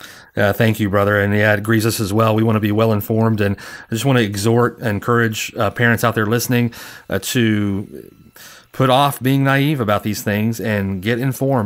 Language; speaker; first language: English; native; English